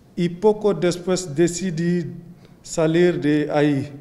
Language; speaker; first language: Spanish; non-native, learner; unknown